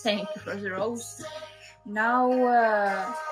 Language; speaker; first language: English; non-native, learner; Russian